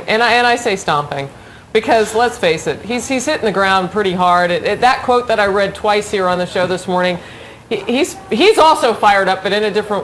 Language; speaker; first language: English; native; English